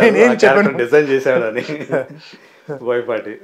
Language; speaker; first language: Telugu; native; Telugu